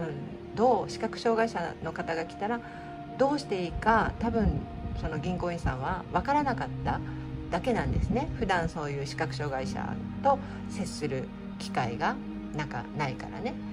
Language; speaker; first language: Japanese; native; Japanese